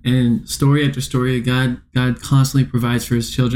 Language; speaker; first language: English; native; English